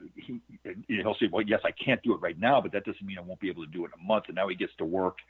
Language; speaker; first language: English; native; English